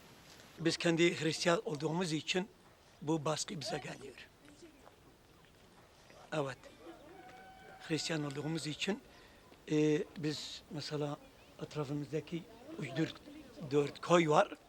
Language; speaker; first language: Turkish; non-native, local second language; Turoyo